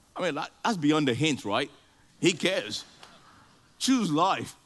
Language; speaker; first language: English; non-native, local second language; Yoruba